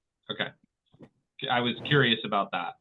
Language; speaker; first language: English; native; English